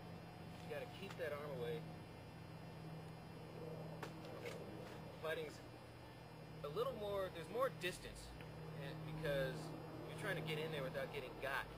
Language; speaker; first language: English; native; English